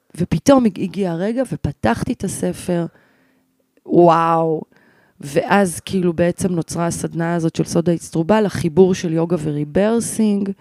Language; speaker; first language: Hebrew; native; Hebrew